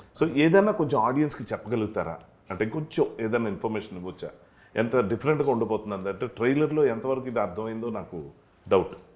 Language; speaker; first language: Telugu; native; Telugu